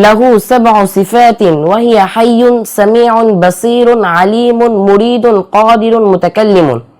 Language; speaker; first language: Arabic; non-native, learner; Bangla